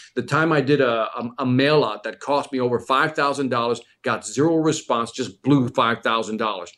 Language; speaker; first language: English; early bilingual, other home language; Spanish